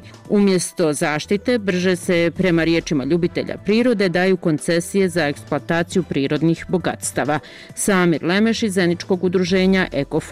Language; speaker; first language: Croatian; native; Croatian